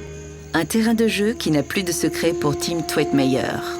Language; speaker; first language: French; native; French